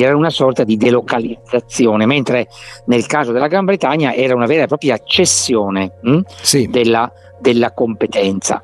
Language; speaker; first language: Italian; native; Italian